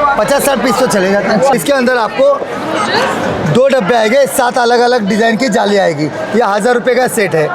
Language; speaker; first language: Hindi; native; Hindi